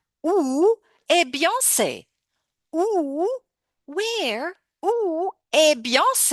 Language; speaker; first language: French; non-native, fluent; English